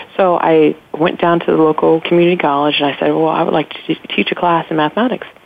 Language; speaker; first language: English; native; English